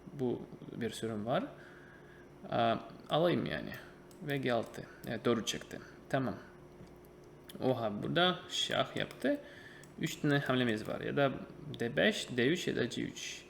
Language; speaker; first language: Turkish; non-native, fluent; Russian